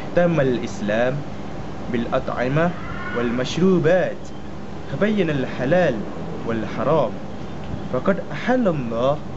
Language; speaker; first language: Arabic; non-native, learner; Malay